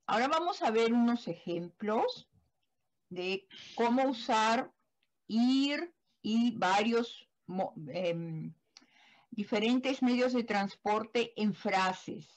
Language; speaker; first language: Spanish; non-native, fluent; German